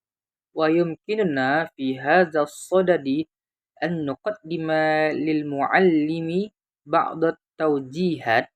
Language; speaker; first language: Arabic; non-native, fluent; Indonesian